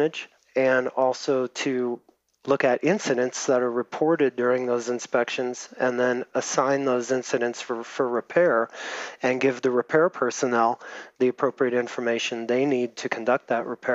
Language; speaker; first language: English; native; English